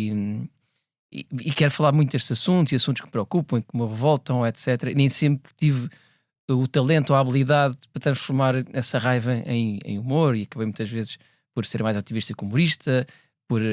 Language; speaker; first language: Portuguese; native; Portuguese